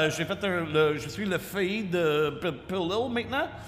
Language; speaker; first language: French; non-native, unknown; English